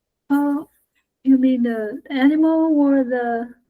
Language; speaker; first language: English; non-native, learner; Chinese